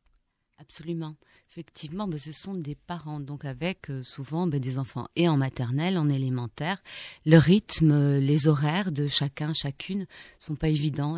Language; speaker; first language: French; native; French